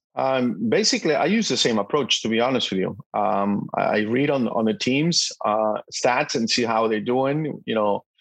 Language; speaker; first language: English; non-native, fluent; Spanish